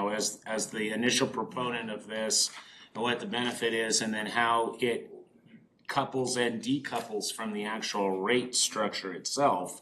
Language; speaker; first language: English; native; English